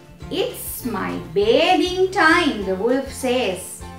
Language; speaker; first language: English; non-native, local second language; Sinhala